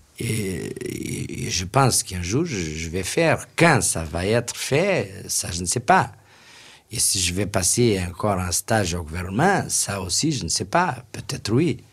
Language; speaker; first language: French; non-native, fluent; Portuguese